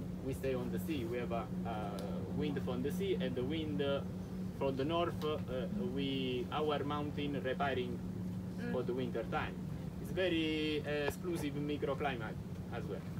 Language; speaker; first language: English; non-native, learner; Italian